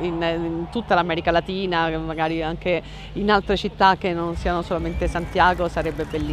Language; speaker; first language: Italian; native; Italian